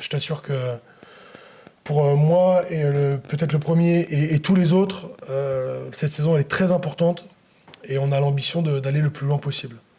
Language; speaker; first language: French; native; French